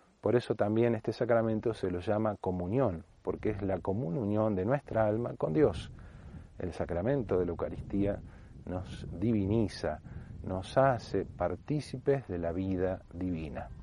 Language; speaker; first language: Spanish; native; Spanish